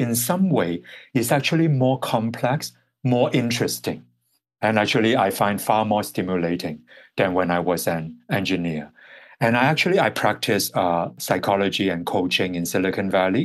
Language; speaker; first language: English; non-native, local second language; Cantonese